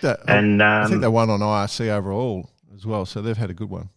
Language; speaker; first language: English; native; English